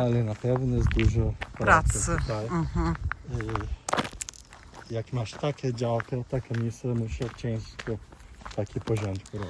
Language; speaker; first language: Polish; non-native, learner; Portuguese